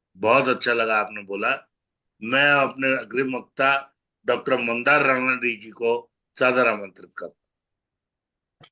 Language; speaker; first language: Hindi; native; Hindi